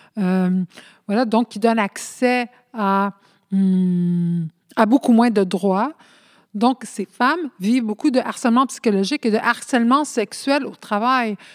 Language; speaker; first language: French; early bilingual, other home language; Spanish